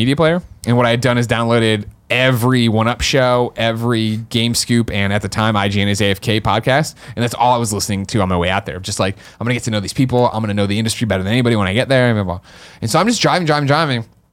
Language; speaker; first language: English; native; English